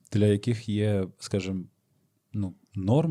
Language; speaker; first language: Ukrainian; native; Ukrainian